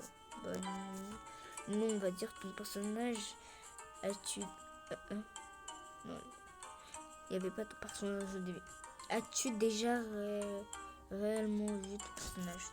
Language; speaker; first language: French; early bilingual, other home language; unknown